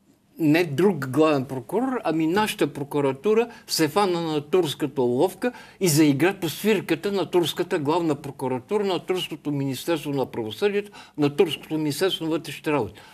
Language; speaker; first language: Bulgarian; native; Bulgarian